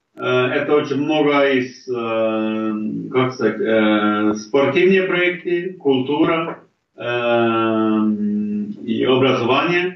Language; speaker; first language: Russian; non-native, fluent; Norwegian